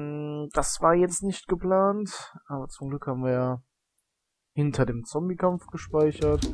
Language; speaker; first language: German; native; German